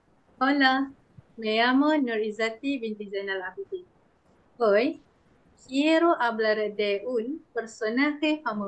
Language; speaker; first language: Spanish; non-native, learner; Malay